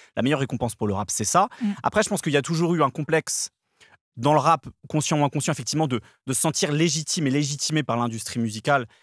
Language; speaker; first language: French; native; French